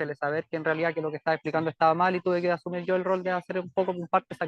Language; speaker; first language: Spanish; native; Spanish